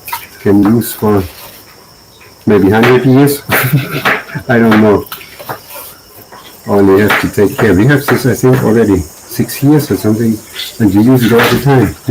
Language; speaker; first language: English; non-native, learner; German